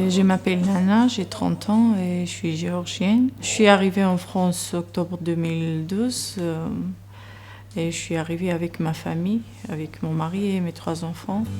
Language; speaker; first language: French; non-native, fluent; Georgian